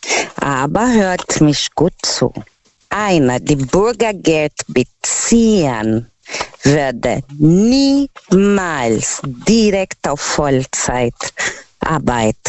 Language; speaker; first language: German; non-native, fluent; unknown